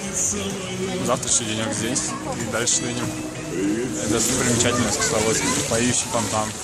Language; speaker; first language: Russian; native; Russian